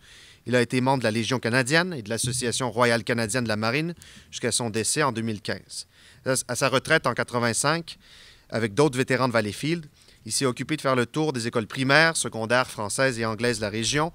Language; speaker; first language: French; native; French